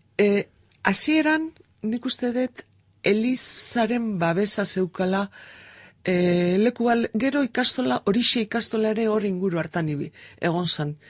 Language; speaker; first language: Basque; non-native, local second language; Spanish